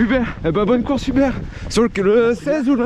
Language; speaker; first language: French; native; French